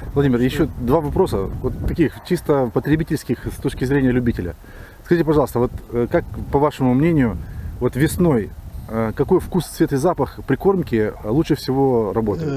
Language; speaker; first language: Russian; native; Russian